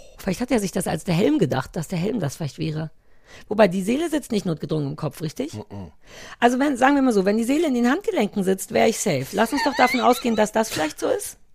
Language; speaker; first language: German; native; German